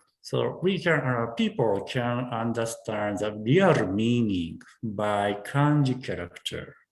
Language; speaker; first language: English; non-native, learner; Japanese